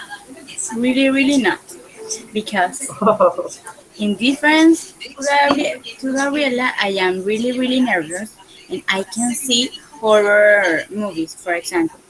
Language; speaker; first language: English; non-native, learner; Spanish